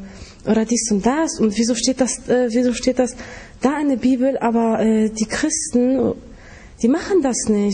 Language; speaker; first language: German; early bilingual, other home language; Polish